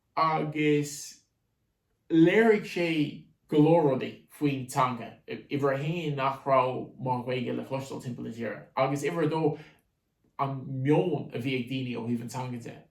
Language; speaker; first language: Irish; native; Irish